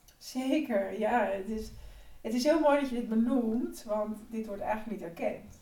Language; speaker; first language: Dutch; early bilingual, other home language; Spanish